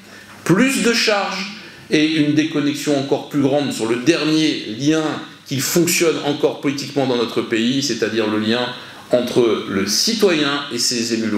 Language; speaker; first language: French; native; French